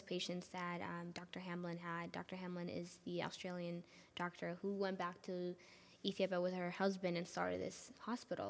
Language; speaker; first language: English; early bilingual, other home language; Amharic